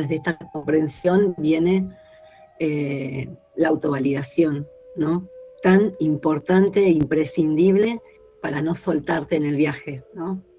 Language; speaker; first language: Spanish; native; Spanish